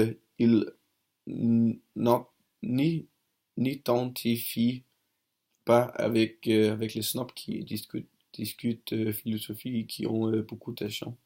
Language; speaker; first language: French; non-native, learner; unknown